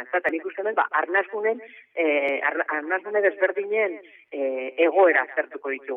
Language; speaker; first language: Basque; native; Basque